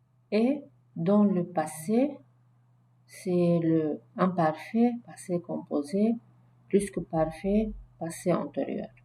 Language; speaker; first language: French; non-native, fluent; Arabic